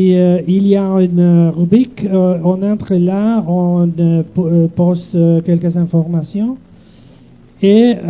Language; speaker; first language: French; non-native, learner; Spanish